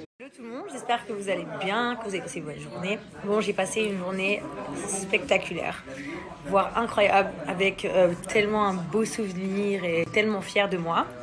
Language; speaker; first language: French; native; French